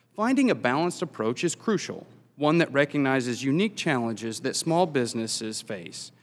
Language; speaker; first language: English; native; English